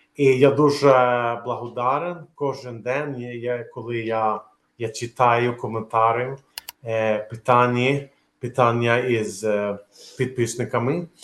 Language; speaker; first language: Ukrainian; non-native, learner; Swedish